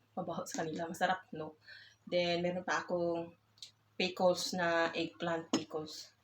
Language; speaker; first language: Filipino; non-native, local second language; Cebuano